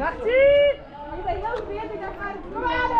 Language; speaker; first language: Dutch; non-native, local second language; French